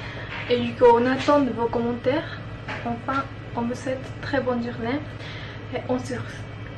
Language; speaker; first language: French; non-native, learner; Japanese